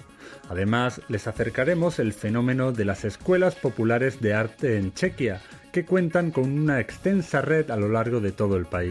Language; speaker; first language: Spanish; native; Spanish